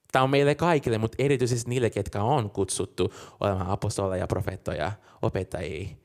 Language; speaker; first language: Finnish; non-native, fluent; Portuguese